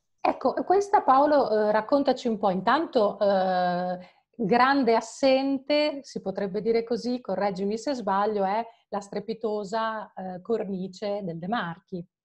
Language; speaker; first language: Italian; native; Italian